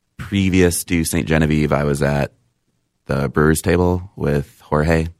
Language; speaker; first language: English; native; English